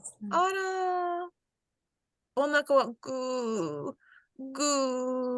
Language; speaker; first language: Japanese; non-native, fluent; English